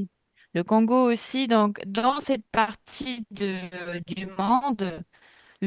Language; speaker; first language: French; non-native, fluent; Russian